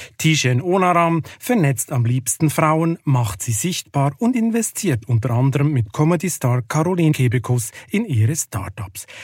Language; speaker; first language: German; native; German